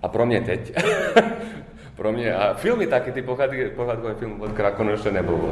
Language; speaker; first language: Czech; early bilingual, heritage; Czech